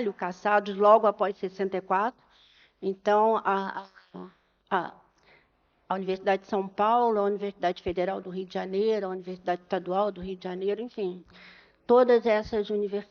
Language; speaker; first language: Portuguese; native; Portuguese